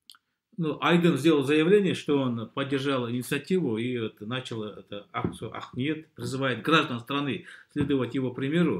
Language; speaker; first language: Russian; native; Russian